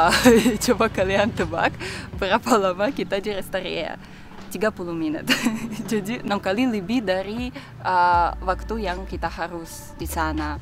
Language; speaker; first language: Indonesian; non-native, fluent; Russian